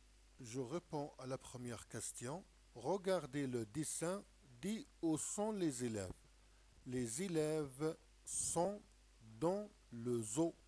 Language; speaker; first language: French; non-native, local second language; Arabic